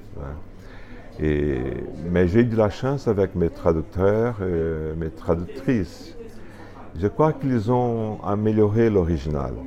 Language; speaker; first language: French; non-native, fluent; Portuguese